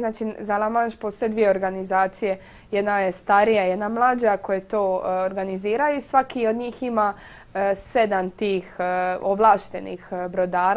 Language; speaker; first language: Croatian; native; Croatian